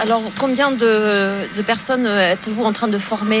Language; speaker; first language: French; native; French